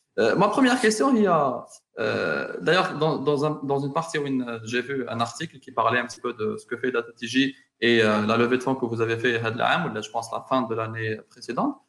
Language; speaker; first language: French; non-native, local second language; Arabic